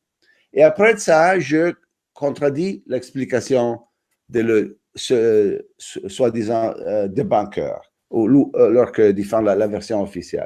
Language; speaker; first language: French; non-native, fluent; Italian